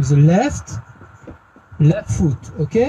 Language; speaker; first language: English; non-native, learner; French